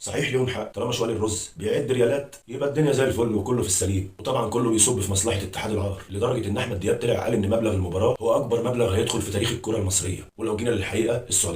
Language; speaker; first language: Arabic; native; Arabic